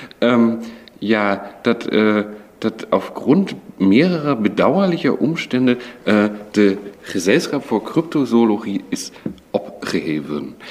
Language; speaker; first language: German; non-native, learner; Dutch